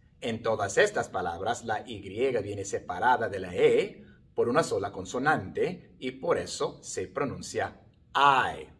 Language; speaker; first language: Spanish; non-native, fluent; English